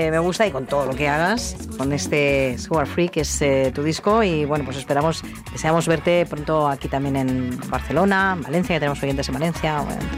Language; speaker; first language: Spanish; native; Spanish